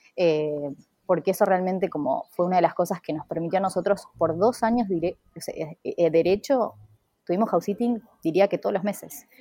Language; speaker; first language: Spanish; native; Spanish